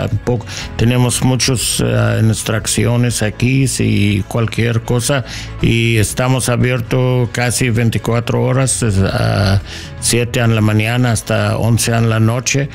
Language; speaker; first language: Spanish; non-native, learner; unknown